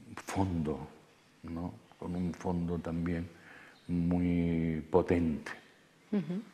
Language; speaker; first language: Spanish; native; Spanish